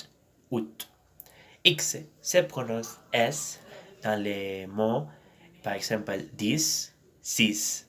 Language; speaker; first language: French; non-native, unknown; Spanish